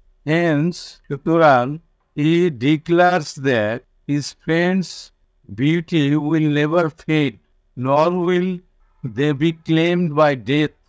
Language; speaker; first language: English; non-native, local second language; Bangla